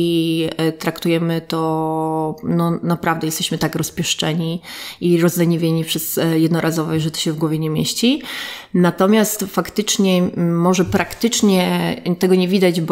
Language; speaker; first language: Polish; native; Polish